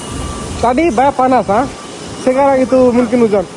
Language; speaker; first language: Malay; non-native, learner; Bangla